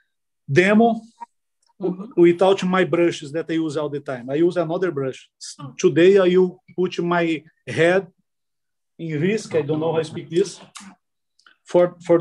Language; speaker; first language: English; non-native, learner; Portuguese